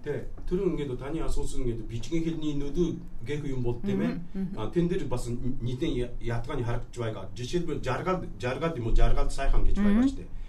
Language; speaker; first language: Mongolian; non-native, fluent; Japanese